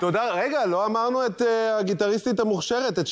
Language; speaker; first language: Hebrew; native; Hebrew